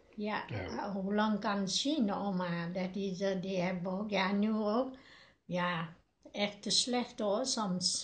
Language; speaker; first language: Dutch; non-native, learner; Nepali